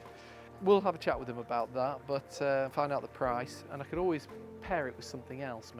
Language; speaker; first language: English; native; English